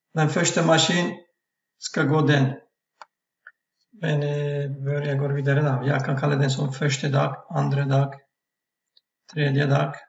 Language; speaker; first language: Norwegian; non-native, fluent; Turkish